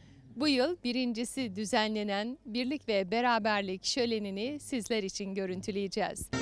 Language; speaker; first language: Turkish; native; Turkish